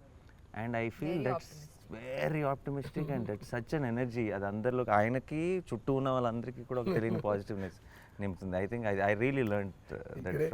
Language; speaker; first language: Telugu; native; Telugu